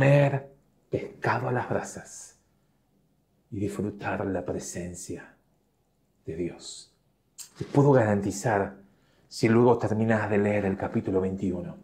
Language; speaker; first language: Spanish; native; Spanish